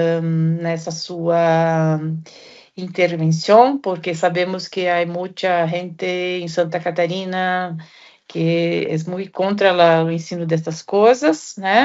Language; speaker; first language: Portuguese; non-native, fluent; Spanish